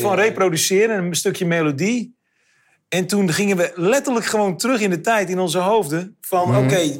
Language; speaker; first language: Dutch; native; Dutch